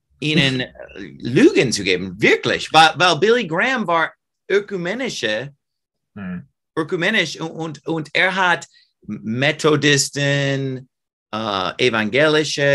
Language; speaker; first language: German; non-native, fluent; English